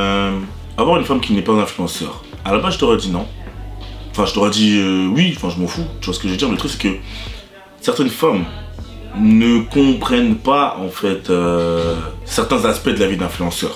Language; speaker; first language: French; native; French